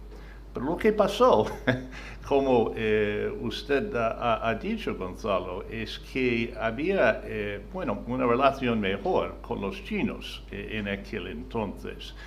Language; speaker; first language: Spanish; non-native, fluent; English